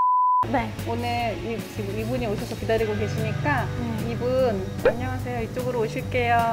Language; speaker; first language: Korean; native; Korean